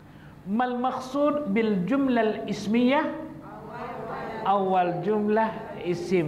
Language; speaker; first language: Arabic; non-native, fluent; Malay